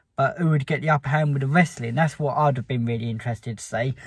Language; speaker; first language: English; native; English